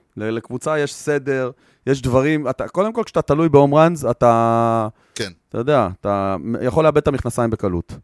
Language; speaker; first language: Hebrew; native; Hebrew